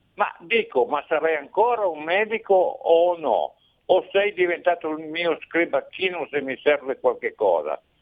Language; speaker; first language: Italian; native; Italian